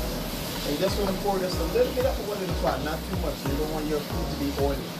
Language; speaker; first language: English; native; English